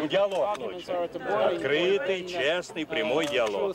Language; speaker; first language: Russian; native; Russian